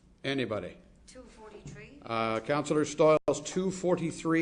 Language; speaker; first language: English; native; English